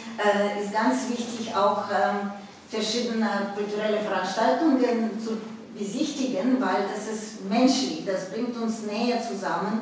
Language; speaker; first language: German; non-native, fluent; Russian